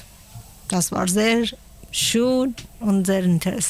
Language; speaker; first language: German; non-native, learner; Persian